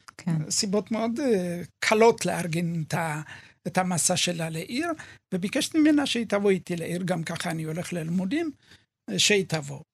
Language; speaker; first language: Hebrew; early bilingual, other home language; Amharic